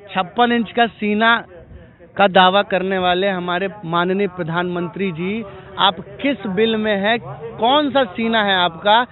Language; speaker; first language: Hindi; native; Hindi